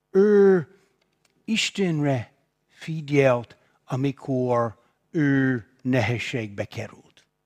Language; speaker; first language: Hungarian; non-native, fluent; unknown